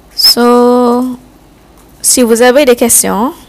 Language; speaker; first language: French; non-native, fluent; Malay